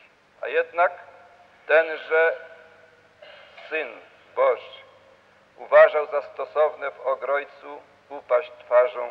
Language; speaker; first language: Polish; native; Polish